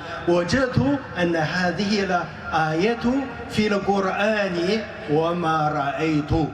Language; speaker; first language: Arabic; non-native, fluent; Chinese